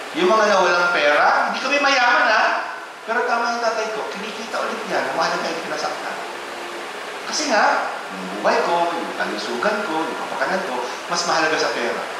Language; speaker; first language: Filipino; native; Filipino